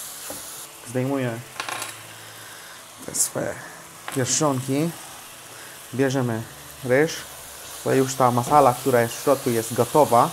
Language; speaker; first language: Polish; non-native, learner; Hindi